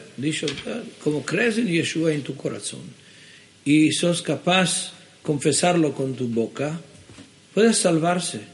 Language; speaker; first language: Spanish; early bilingual, heritage; Spanish